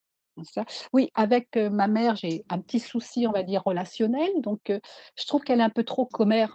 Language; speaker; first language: French; native; French